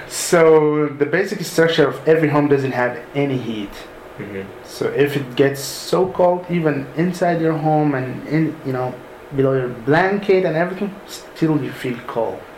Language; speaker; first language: English; non-native, fluent; Arabic